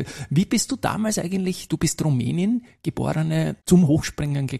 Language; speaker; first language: German; native; German